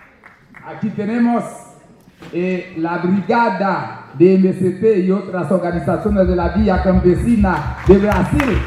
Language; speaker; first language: Spanish; non-native, learner; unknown